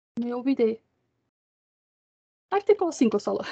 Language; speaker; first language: Spanish; non-native, learner; Portuguese